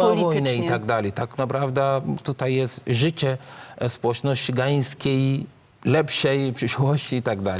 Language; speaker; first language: Polish; non-native, fluent; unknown